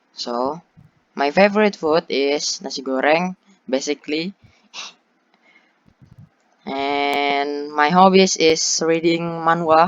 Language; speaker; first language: English; non-native, learner; Indonesian